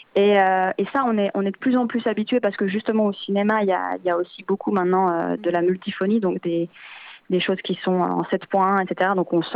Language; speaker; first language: French; native; French